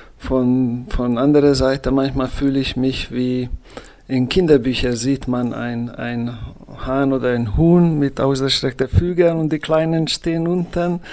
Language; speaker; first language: German; non-native, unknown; Hungarian